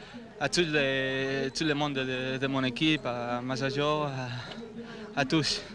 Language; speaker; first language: French; non-native, learner; Spanish